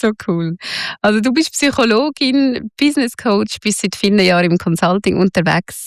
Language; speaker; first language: German; native; German